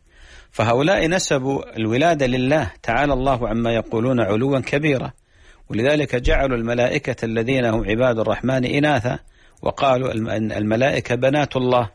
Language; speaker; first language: Arabic; native; Arabic